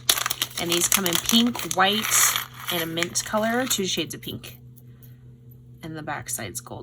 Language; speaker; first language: English; native; English